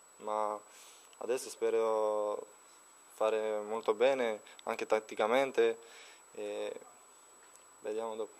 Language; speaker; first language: Italian; non-native, learner; Romanian